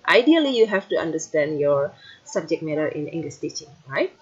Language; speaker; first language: English; non-native, fluent; Indonesian